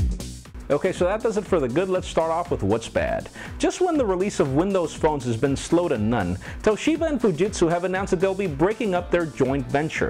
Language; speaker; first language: English; non-native, local second language; Spanish